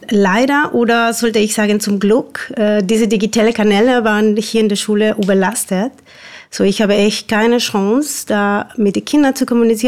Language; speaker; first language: German; non-native, fluent; Spanish